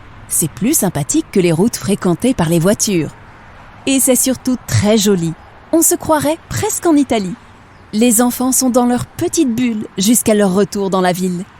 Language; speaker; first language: French; native; French